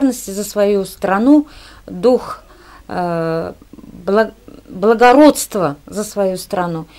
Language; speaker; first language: Russian; native; Russian